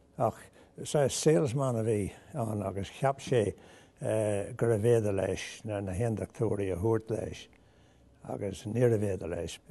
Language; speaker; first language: Irish; non-native, local second language; English